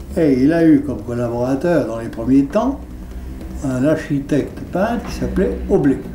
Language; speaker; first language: French; native; French